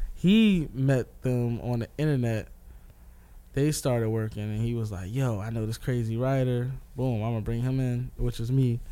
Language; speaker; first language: English; native; English